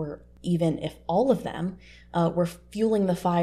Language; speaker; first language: English; native; English